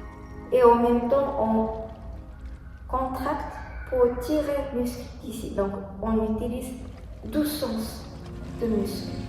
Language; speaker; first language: French; non-native, learner; Japanese